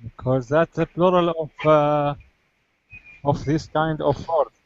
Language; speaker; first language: English; non-native, learner; Arabic